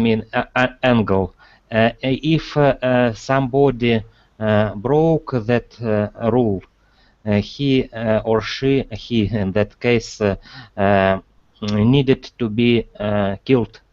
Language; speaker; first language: English; non-native, learner; Russian